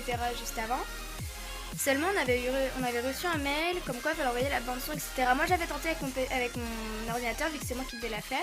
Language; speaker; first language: French; native; French